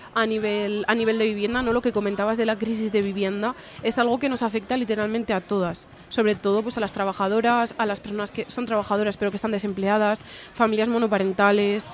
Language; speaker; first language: Spanish; native; Spanish